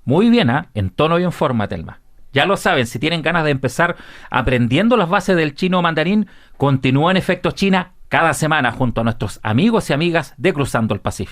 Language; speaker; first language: Spanish; native; Spanish